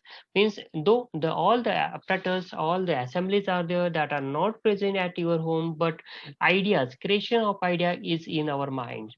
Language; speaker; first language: English; non-native, local second language; Marathi